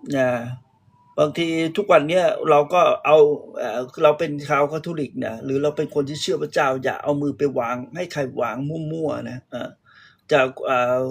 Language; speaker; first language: Thai; native; Thai